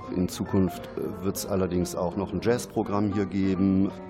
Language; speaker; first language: German; native; German